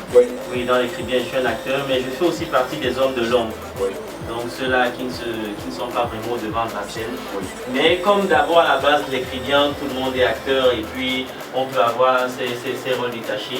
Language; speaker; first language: French; native; French